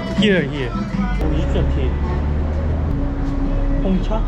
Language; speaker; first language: English; non-native, learner; Korean